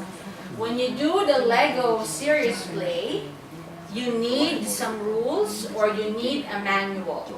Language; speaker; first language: English; non-native, fluent; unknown